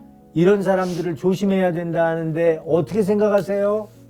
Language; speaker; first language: Korean; native; Korean